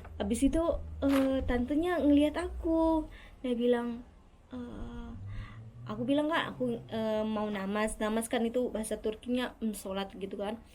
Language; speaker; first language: Indonesian; native; Indonesian